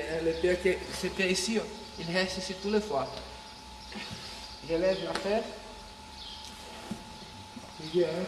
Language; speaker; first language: French; non-native, learner; Portuguese